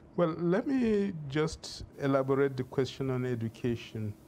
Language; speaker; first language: English; non-native, local second language; Hausa